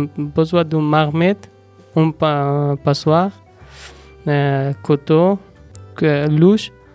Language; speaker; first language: French; non-native, learner; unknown